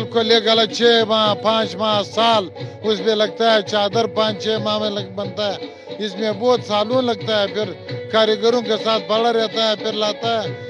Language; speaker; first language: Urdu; non-native, local second language; Pashto